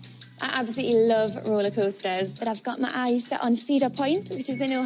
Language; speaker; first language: English; native; English